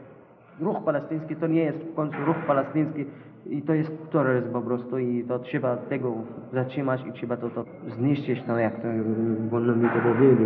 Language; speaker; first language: Polish; non-native, local second language; Arabic